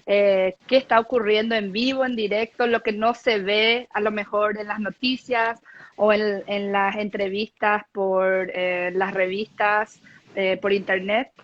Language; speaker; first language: Spanish; early bilingual, heritage; Spanish